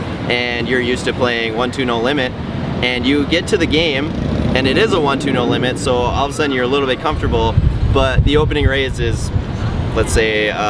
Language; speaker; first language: English; native; English